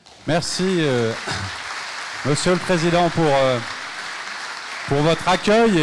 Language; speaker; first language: French; native; French